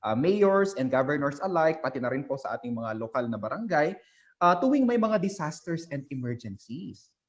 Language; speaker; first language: Filipino; non-native, local second language; Iloko